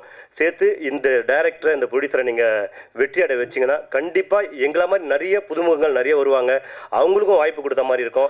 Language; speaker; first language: Tamil; native; Tamil